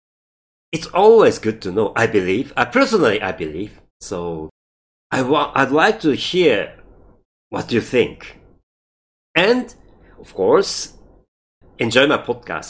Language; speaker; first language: English; non-native, learner; Japanese